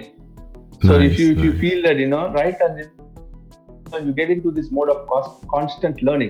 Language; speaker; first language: English; non-native, local second language; Tamil